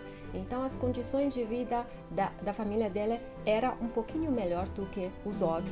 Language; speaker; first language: Portuguese; non-native, fluent; Chinese